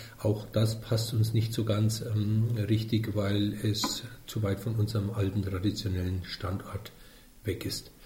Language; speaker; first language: German; native; German